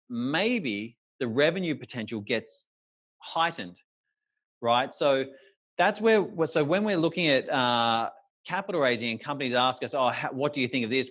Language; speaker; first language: English; native; English